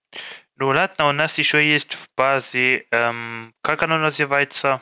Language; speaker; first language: Russian; non-native, fluent; German